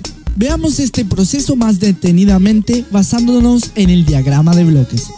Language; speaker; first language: Spanish; native; Spanish